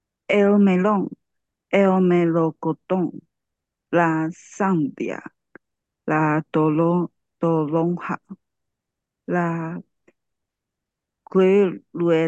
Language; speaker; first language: Spanish; non-native, learner; Chinese